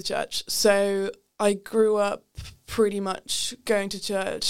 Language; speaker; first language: English; native; English